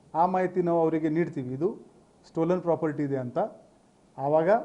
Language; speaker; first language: Kannada; non-native, fluent; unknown